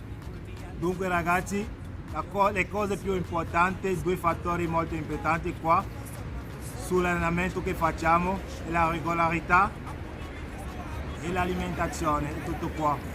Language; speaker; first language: Italian; non-native, learner; French